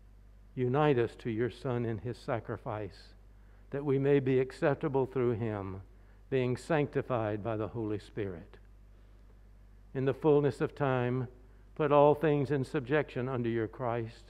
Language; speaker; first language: English; native; English